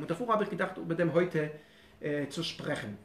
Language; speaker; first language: German; non-native, fluent; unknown